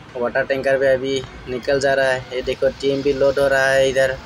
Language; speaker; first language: Hindi; non-native, local second language; Assamese